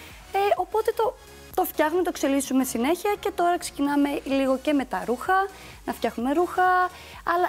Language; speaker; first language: Greek; native; Greek